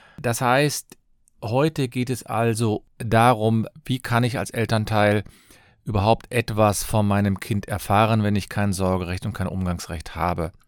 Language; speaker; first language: German; native; German